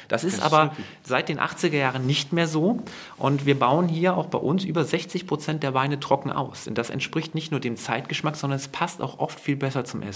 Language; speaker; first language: German; native; German